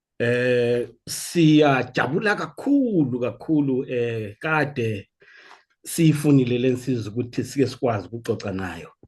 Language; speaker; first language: Zulu; native; Zulu